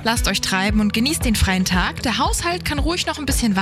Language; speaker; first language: German; native; German